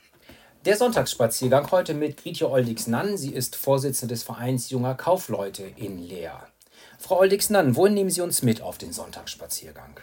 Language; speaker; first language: German; native; German